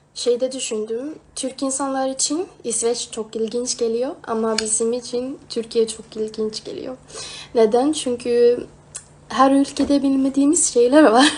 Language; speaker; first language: Turkish; non-native, fluent; Swedish